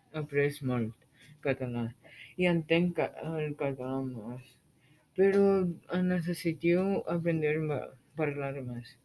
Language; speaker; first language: Catalan; non-native, learner; English